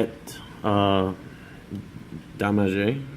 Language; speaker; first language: French; non-native, learner; English